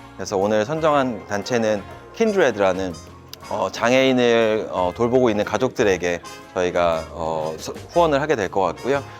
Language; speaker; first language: Korean; early bilingual, other home language; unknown